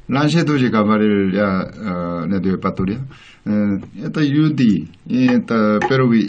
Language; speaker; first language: Russian; non-native, learner; Korean